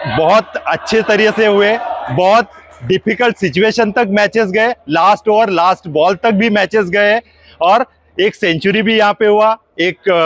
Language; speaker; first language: Hindi; non-native, local second language; Gujarati